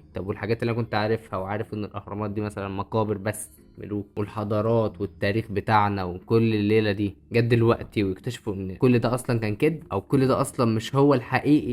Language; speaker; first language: Arabic; native; Arabic